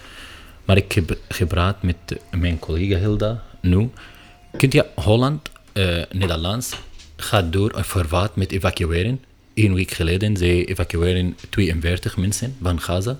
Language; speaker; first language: Dutch; non-native, learner; Arabic